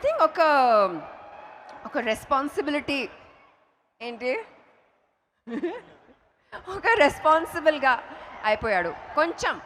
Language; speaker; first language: Telugu; non-native, fluent; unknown